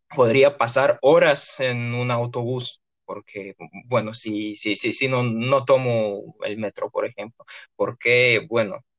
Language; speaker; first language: Spanish; non-native, fluent; Russian